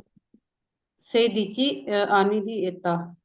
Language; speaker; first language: Italian; non-native, learner; Urdu